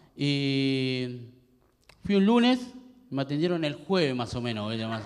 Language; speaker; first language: Spanish; native; Spanish